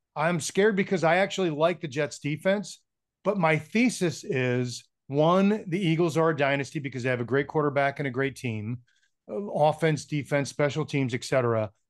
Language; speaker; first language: English; native; English